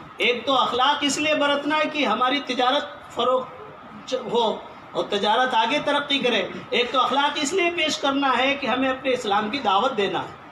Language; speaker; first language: Urdu; native; Urdu